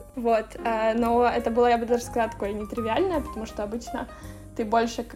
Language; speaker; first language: Russian; non-native, local second language; Ukrainian